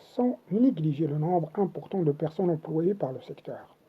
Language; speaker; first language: French; non-native, local second language; Arabic